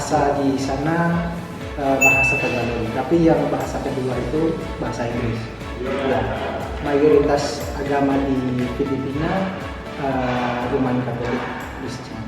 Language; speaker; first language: Indonesian; non-native, learner; Filipino